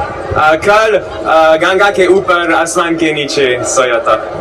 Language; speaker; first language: Hindi; non-native, learner; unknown